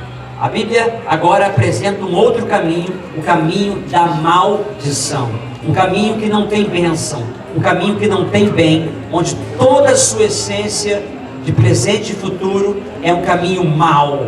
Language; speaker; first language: Portuguese; native; Portuguese